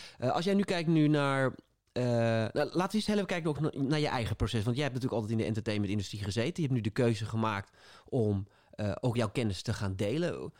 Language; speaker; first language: Dutch; native; Dutch